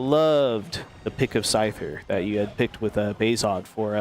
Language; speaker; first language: English; native; English